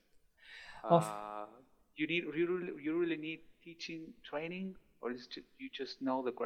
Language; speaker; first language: English; non-native, fluent; Spanish